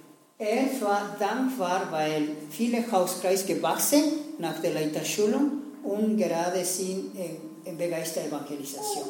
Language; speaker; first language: German; non-native, learner; Spanish